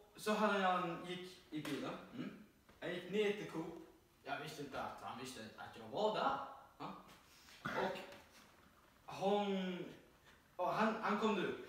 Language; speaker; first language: Swedish; non-native, learner; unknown